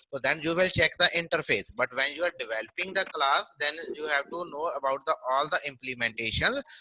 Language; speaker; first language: English; non-native, local second language; Punjabi